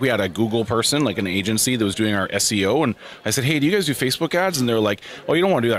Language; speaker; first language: English; native; English